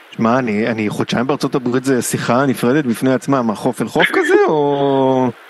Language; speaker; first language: Hebrew; native; Hebrew